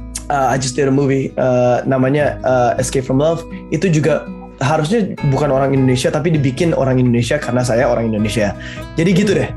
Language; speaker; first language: Indonesian; early bilingual, heritage; Indonesian